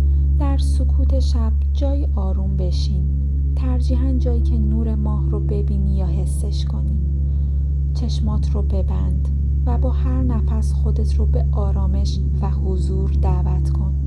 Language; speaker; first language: Persian; native; Persian